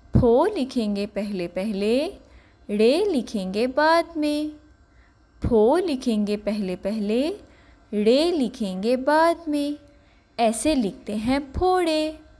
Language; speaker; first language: Urdu; non-native, local second language; Punjabi